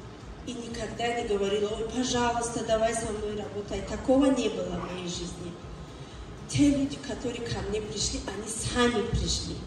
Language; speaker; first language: Russian; non-native, learner; Tajik